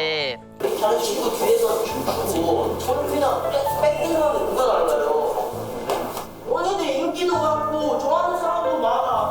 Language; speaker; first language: Korean; non-native, learner; Chinese